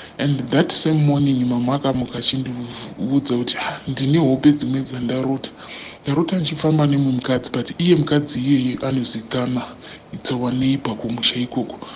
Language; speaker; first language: Shona; non-native, local second language; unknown